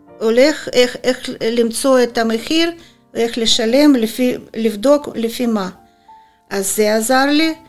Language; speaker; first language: Hebrew; non-native, fluent; Russian